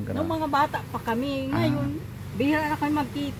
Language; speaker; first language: Filipino; non-native, local second language; Bikol